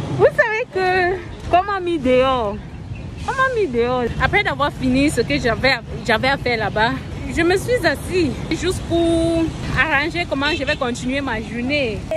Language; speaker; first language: French; non-native, local second language; English